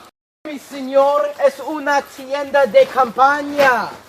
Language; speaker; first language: Spanish; non-native, learner; English